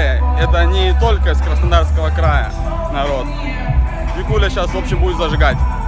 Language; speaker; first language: Russian; native; Russian